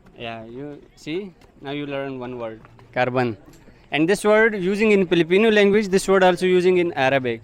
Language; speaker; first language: English; non-native, local second language; Filipino